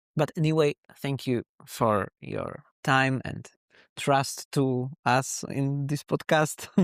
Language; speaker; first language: English; non-native, learner; Slovak